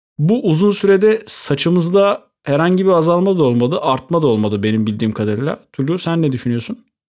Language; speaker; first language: Turkish; native; Turkish